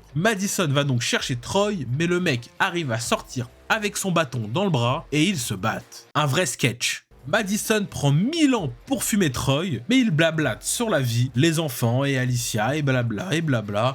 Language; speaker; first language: French; native; French